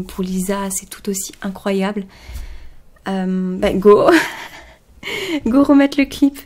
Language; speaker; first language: French; native; French